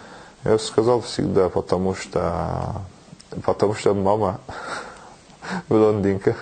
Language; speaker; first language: Russian; non-native, learner; Turkish